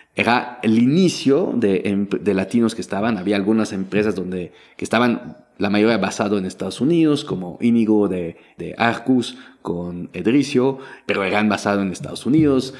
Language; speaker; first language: Spanish; non-native, fluent; French